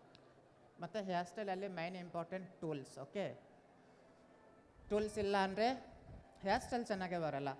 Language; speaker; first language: Kannada; non-native, learner; Bangla